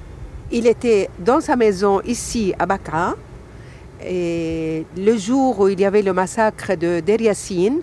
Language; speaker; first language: French; non-native, fluent; Arabic